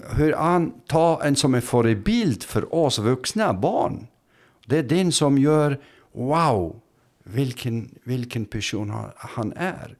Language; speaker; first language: Swedish; non-native, fluent; Turkish